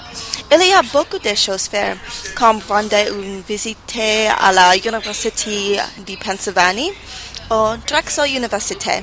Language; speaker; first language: French; non-native, learner; English